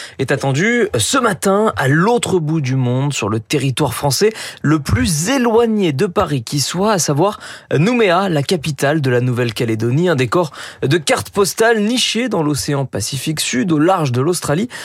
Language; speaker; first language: French; native; French